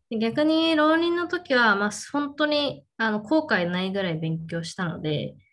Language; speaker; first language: Japanese; native; Japanese